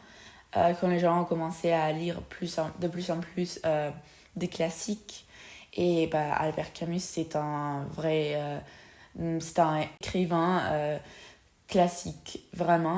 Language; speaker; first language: French; non-native, fluent; Spanish